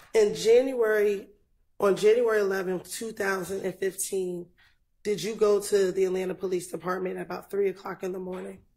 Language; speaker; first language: English; native; English